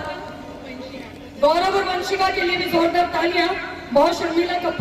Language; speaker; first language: Hindi; native; Hindi